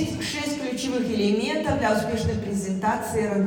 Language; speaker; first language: Russian; native; Russian